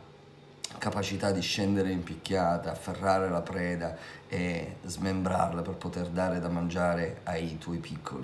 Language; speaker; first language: Italian; native; Italian